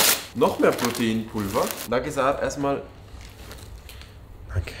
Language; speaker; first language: German; early bilingual, other home language; Persian